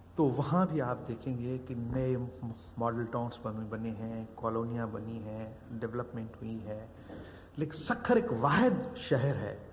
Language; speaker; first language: Urdu; non-native, local second language; Sindhi